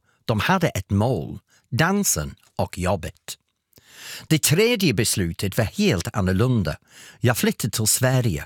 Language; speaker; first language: Swedish; non-native, fluent; English